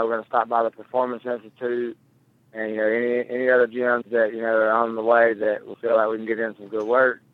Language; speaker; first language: English; native; English